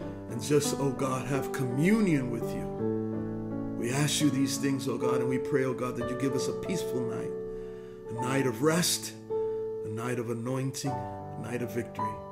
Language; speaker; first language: English; early bilingual, other home language; Spanish